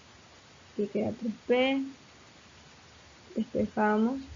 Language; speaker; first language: Spanish; native; Spanish